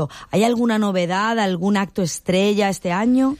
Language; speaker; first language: Spanish; native; Spanish